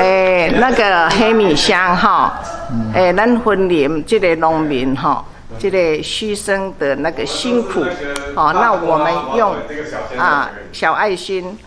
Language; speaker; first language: Chinese; non-native, local second language; Min Nan Chinese